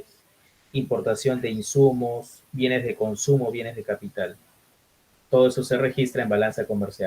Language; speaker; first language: Spanish; native; Spanish